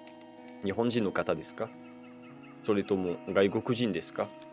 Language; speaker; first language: Japanese; non-native, learner; French